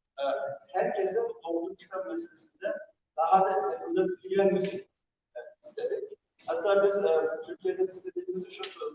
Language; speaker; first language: Turkish; non-native, fluent; Uyghur